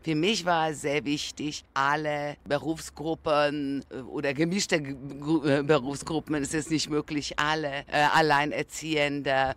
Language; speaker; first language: German; non-native, fluent; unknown